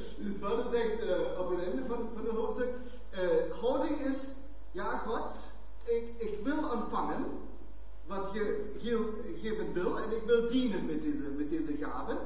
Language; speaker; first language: Dutch; non-native, fluent; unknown